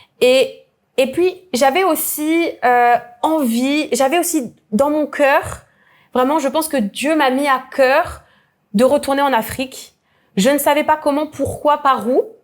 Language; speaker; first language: French; native; French